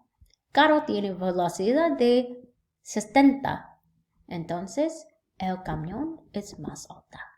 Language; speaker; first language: Spanish; non-native, learner; English